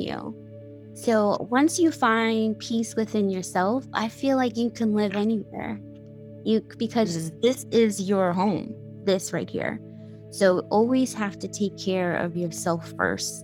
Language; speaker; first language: English; native; English